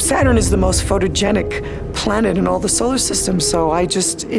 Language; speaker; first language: English; native; English